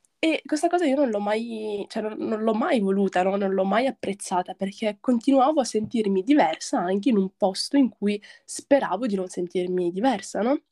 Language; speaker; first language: Italian; early bilingual, other home language; Arabic